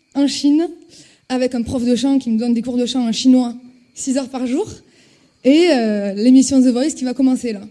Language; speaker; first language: French; native; French